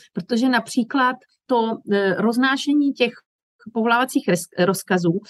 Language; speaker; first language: Czech; native; Czech